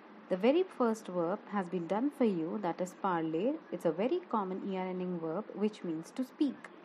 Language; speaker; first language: English; non-native, local second language; Hindi